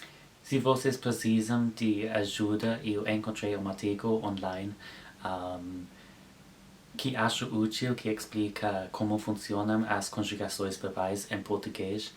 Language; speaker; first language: Portuguese; non-native, learner; English